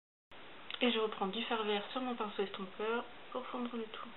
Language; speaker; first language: French; native; French